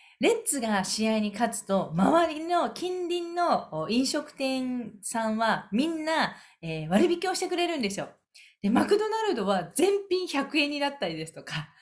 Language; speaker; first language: Japanese; native; Japanese